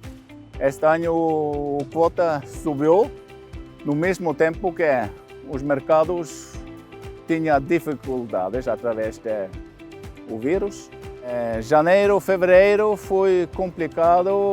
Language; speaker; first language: Portuguese; non-native, fluent; Norwegian